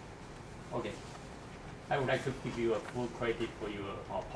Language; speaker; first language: English; non-native, learner; Chinese